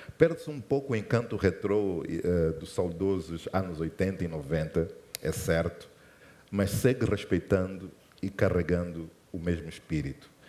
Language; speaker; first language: Portuguese; native; Portuguese